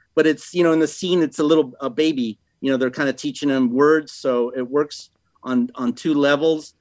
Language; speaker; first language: English; early bilingual, other home language; Spanish